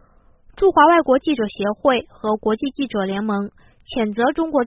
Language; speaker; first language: Chinese; native; Chinese